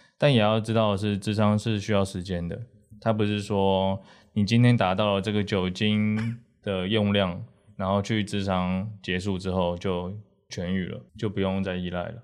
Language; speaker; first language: Chinese; native; Chinese